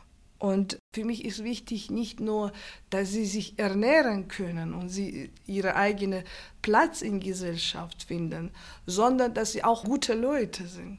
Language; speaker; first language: German; non-native, fluent; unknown